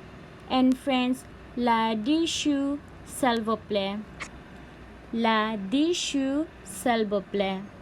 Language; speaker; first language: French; non-native, learner; Cebuano